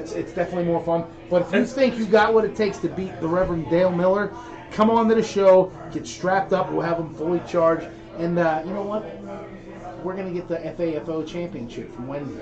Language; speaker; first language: English; native; English